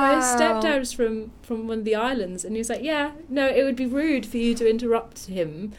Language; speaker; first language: English; native; English